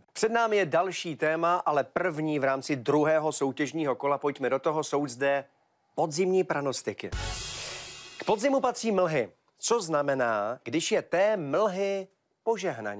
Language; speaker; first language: Czech; native; Czech